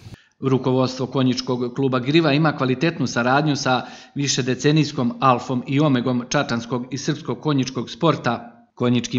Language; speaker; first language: Serbian; native; Serbian